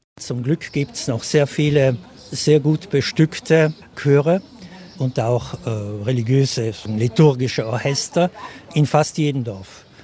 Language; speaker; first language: German; non-native, local second language; Ladin